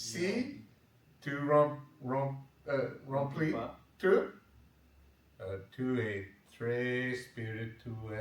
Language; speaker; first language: French; non-native, learner; English